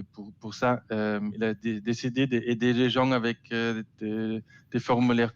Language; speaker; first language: French; non-native, learner; German